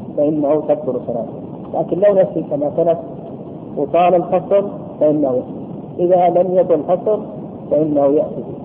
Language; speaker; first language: Arabic; native; Arabic